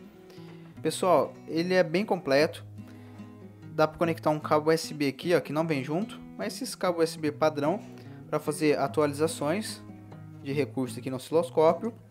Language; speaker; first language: Portuguese; native; Portuguese